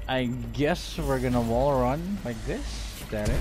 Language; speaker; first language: English; non-native, local second language; Filipino